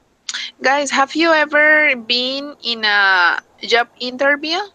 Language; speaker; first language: English; non-native, fluent; Spanish